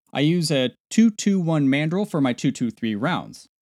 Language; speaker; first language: English; native; English